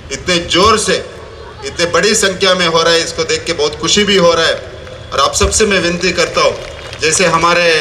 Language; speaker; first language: Hindi; non-native, local second language; Tulu